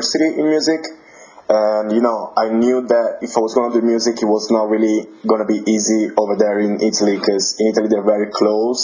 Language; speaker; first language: English; non-native, fluent; Italian